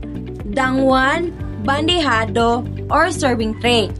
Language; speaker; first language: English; non-native, local second language; Cebuano